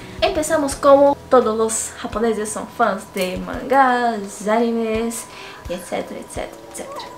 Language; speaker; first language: Spanish; non-native, fluent; Portuguese